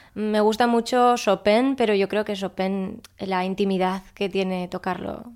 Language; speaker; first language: Spanish; native; Spanish